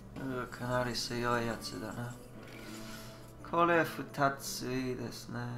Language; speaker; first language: Japanese; non-native, learner; English